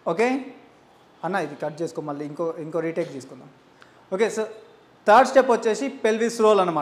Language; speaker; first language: Telugu; native; Telugu